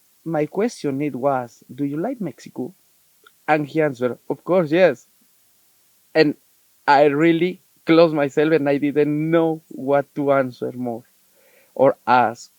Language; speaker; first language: English; non-native, learner; Spanish